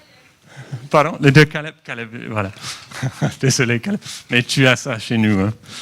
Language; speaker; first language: French; non-native, fluent; English